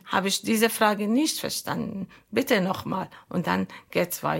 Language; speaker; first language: German; non-native, learner; Arabic